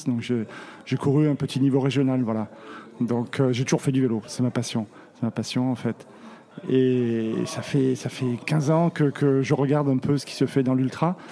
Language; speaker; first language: French; native; French